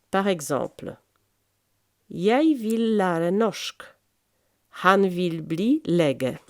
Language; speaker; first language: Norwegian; non-native, fluent; French